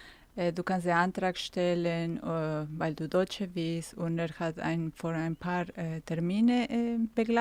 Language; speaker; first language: German; non-native, fluent; Spanish